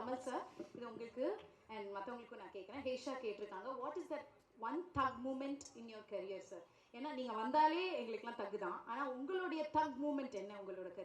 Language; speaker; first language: Tamil; native; Tamil